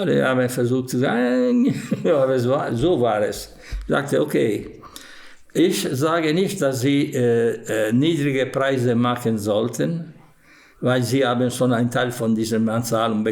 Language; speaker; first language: German; non-native, fluent; Italian